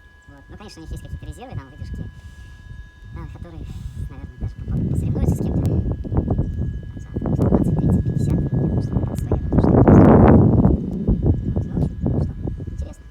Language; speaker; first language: Russian; native; Russian